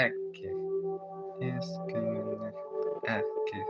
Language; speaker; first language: Icelandic; non-native, learner; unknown